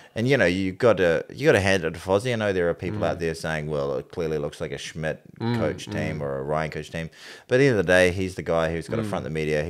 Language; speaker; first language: English; native; English